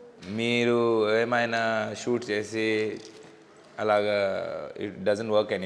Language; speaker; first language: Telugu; non-native, local second language; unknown